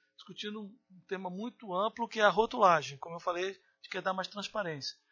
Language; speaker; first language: Portuguese; native; Portuguese